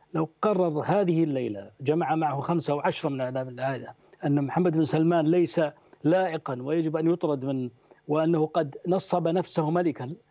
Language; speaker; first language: Arabic; native; Arabic